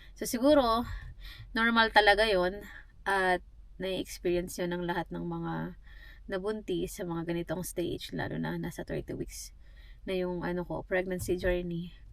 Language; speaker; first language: Filipino; native; Filipino